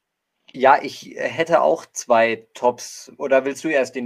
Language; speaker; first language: German; native; German